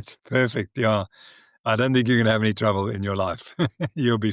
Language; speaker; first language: English; native; English